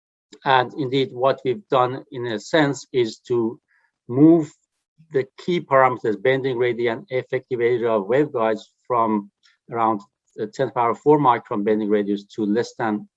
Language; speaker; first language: English; non-native, fluent; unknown